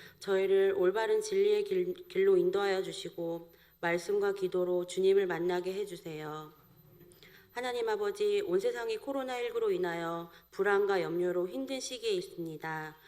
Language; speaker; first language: Korean; native; Korean